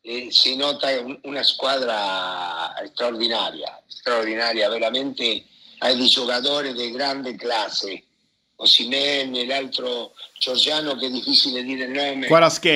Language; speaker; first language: Italian; non-native, fluent; Spanish